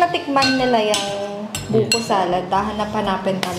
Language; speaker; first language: Filipino; native; Filipino